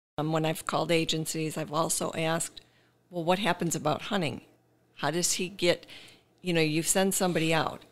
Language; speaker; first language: English; native; English